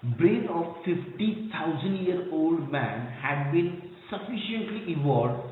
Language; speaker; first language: English; non-native, local second language; Marathi